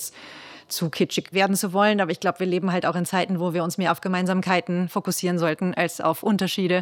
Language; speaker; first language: German; native; German